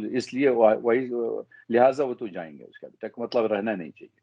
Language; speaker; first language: Hindi; non-native, fluent; Arabic